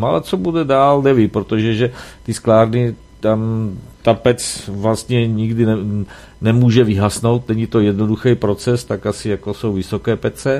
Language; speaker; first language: Czech; native; Czech